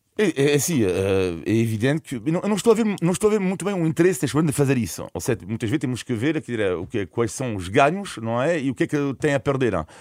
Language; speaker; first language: Portuguese; non-native, fluent; French